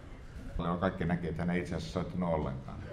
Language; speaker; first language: Finnish; native; Finnish